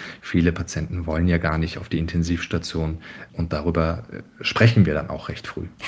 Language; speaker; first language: German; early bilingual, other home language; Turkish